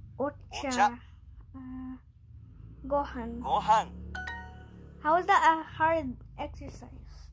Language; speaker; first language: English; non-native, local second language; Filipino